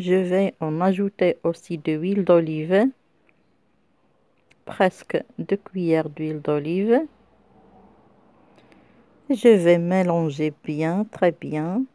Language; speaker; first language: French; non-native, local second language; Arabic